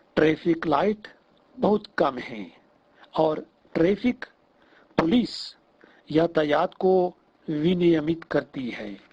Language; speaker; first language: Hindi; non-native, fluent; Russian